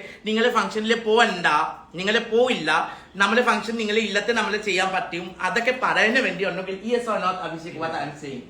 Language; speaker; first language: Malayalam; non-native, learner; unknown